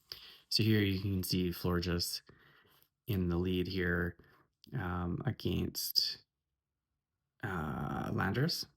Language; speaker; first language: English; native; English